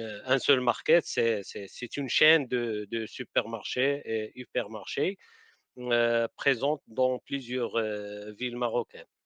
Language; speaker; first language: French; non-native, local second language; Arabic